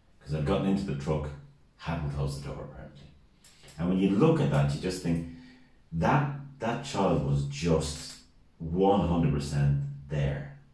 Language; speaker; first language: English; native; English